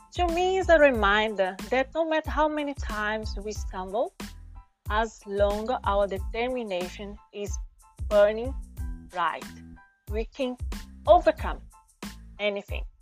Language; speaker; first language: English; non-native, fluent; Portuguese